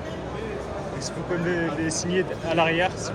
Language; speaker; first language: French; native; French